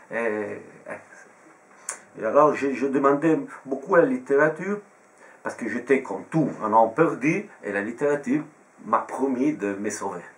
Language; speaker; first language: French; non-native, fluent; Italian